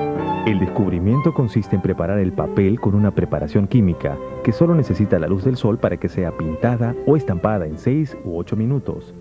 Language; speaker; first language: Spanish; native; Spanish